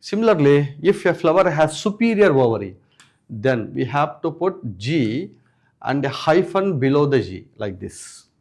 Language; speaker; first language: English; non-native, local second language; Telugu